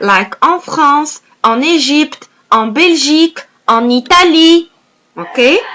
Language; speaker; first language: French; non-native, fluent; Arabic